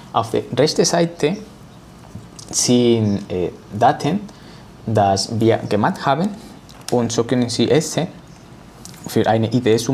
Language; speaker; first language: German; non-native, learner; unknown